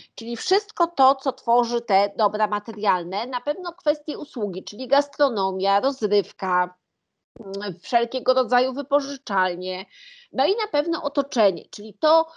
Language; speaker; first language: Polish; native; Polish